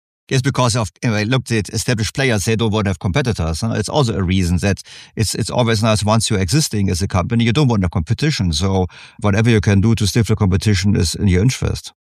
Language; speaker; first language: English; non-native, fluent; German